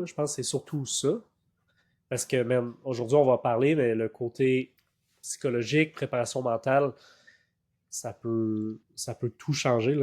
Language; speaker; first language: French; native; French